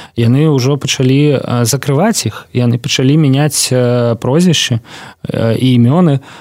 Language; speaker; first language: Belarusian; native; Belarusian